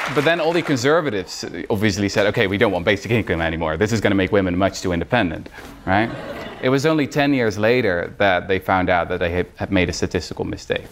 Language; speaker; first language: English; non-native, fluent; Dutch